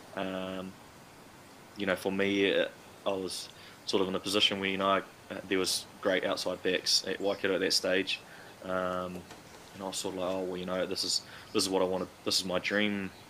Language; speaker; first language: English; native; English